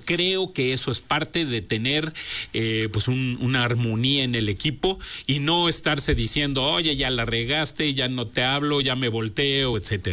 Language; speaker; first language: Spanish; native; Spanish